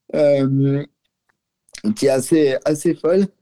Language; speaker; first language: French; native; French